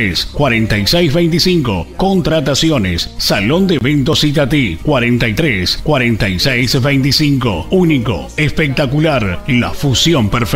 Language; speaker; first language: Spanish; native; Spanish